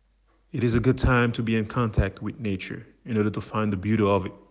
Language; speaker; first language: English; non-native, fluent; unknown